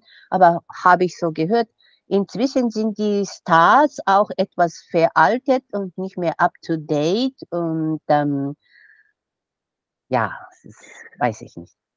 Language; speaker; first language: German; non-native, fluent; Japanese